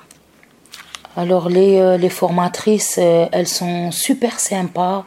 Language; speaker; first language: French; non-native, local second language; Arabic